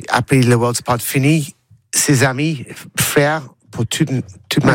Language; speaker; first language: French; non-native, learner; English